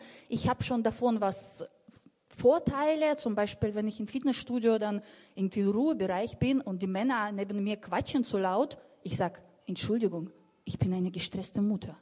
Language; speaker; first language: German; non-native, fluent; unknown